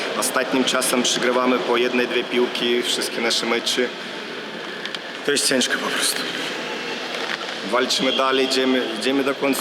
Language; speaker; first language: Polish; non-native, fluent; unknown